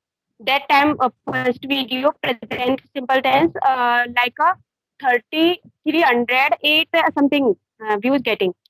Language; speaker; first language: English; non-native, learner; Hindi